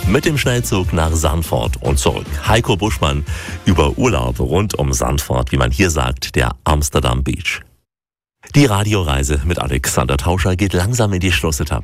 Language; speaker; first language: German; native; German